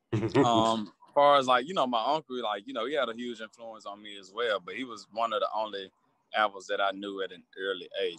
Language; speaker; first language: English; native; English